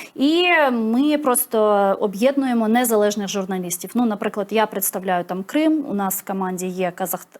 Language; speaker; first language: Ukrainian; non-native, local second language; Crimean Tatar